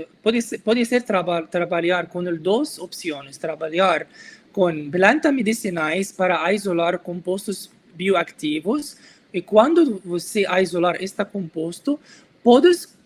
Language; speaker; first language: Portuguese; non-native, learner; Arabic